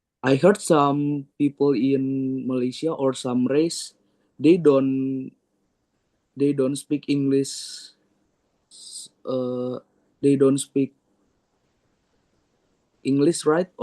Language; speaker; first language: English; non-native, learner; Indonesian